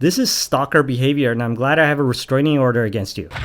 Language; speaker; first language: English; native; English